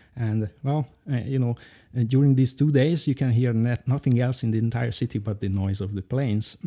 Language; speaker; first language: English; non-native, fluent; Hungarian